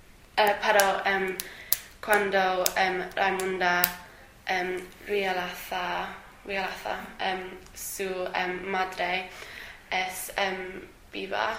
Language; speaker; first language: Spanish; non-native, learner; English